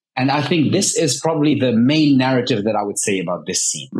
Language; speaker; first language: English; early bilingual, heritage; Arabic